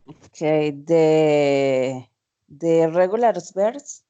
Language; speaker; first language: English; non-native, learner; Spanish